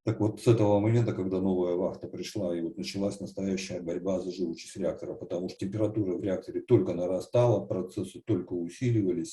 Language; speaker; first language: Russian; native; Russian